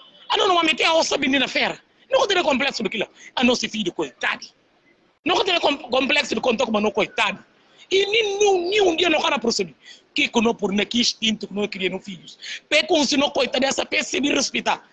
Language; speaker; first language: Portuguese; non-native, local second language; Upper Guinea Crioulo